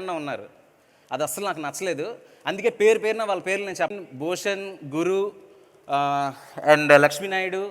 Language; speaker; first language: Telugu; native; Telugu